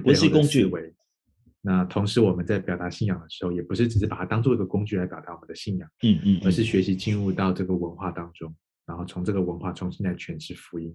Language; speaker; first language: Chinese; native; Chinese